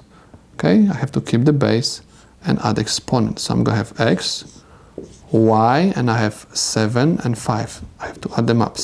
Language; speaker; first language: English; non-native, fluent; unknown